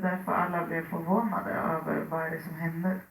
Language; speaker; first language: Swedish; early bilingual, other home language; Spanish